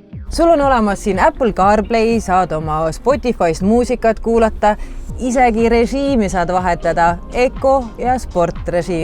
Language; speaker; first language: Estonian; native; Estonian